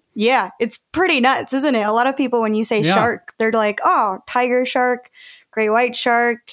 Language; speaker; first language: English; early bilingual, other home language; Spanish